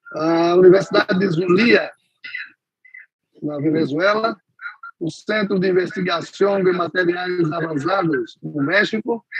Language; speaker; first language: Portuguese; non-native, fluent; Spanish